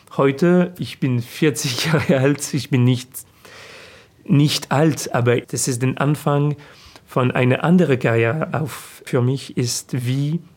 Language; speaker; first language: German; non-native, fluent; French